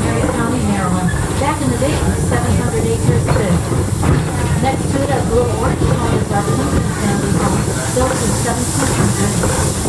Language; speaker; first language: English; native; English